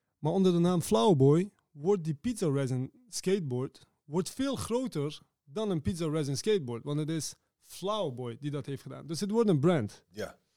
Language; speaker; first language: Dutch; early bilingual, other home language; Persian